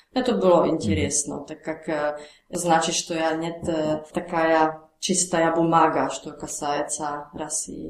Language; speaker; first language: Russian; non-native, learner; Czech